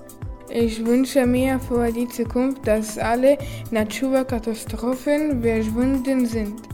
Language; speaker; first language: German; non-native, learner; Czech